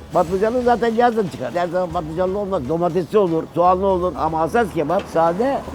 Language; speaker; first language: Turkish; native; Turkish